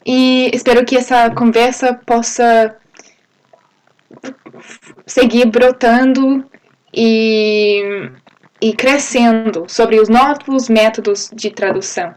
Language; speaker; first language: Portuguese; non-native, fluent; English